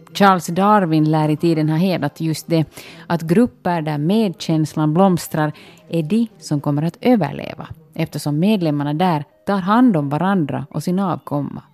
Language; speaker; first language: Swedish; native; Swedish